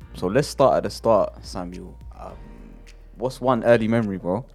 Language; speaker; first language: English; native; English